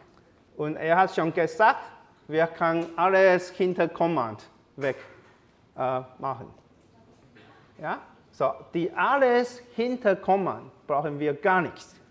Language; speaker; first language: German; non-native, learner; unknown